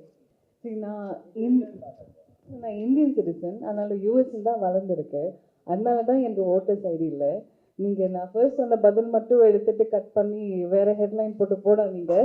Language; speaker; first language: Tamil; early bilingual, heritage; Tamil